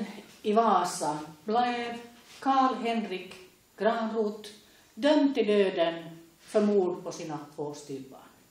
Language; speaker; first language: Swedish; native; Swedish